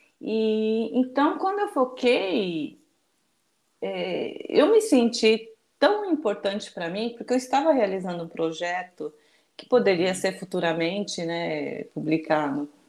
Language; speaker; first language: Portuguese; early bilingual, other home language; Japanese